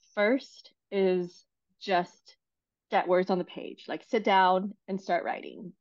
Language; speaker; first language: English; non-native, fluent; Chinese